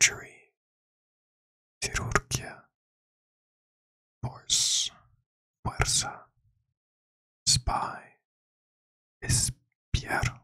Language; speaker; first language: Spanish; non-native, learner; English